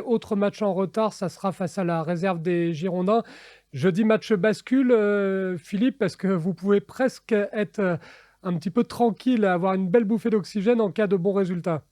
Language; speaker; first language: French; native; French